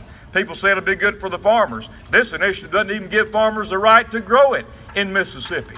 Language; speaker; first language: English; native; English